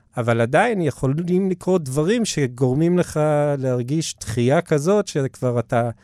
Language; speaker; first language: Hebrew; early bilingual, other home language; English